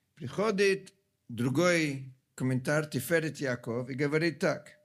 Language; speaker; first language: Russian; non-native, fluent; Italian